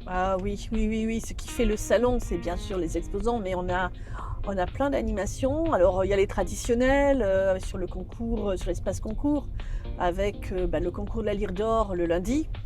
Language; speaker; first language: French; native; French